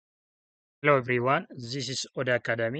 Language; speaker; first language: English; non-native, local second language; Oromo